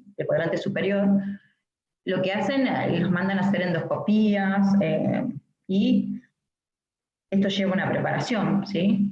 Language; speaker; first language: Spanish; native; Spanish